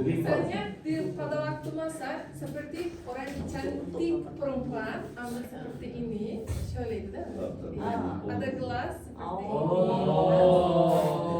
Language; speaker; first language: Indonesian; non-native, learner; Turkish